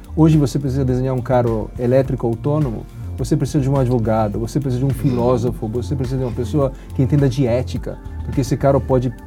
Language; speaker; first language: Portuguese; non-native, fluent; Italian